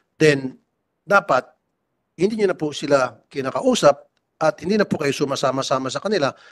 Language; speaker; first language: Filipino; native; Filipino